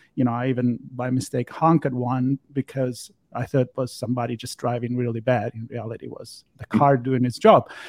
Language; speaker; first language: English; non-native, fluent; Italian